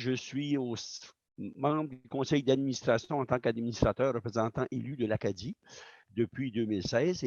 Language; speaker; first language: French; native; French